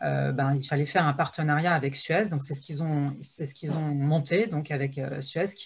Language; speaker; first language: French; native; French